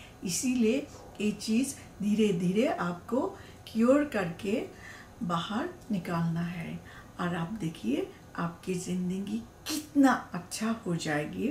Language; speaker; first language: Hindi; non-native, learner; Bangla